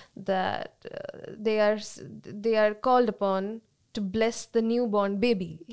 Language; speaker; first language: English; non-native, local second language; Bangla